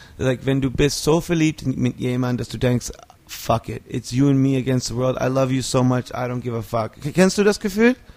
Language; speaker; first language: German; non-native, learner; English